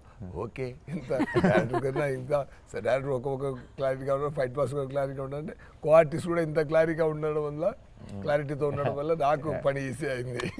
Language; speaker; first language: Telugu; non-native, learner; Tamil